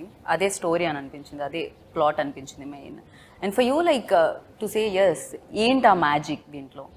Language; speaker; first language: Telugu; native; Telugu